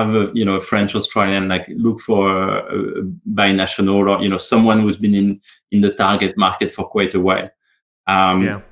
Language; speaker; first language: English; non-native, fluent; French